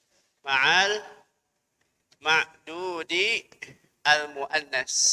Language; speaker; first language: Arabic; non-native, fluent; Indonesian